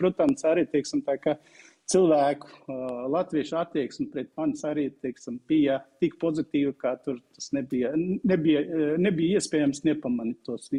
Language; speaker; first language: Latvian; non-native, fluent; Uzbek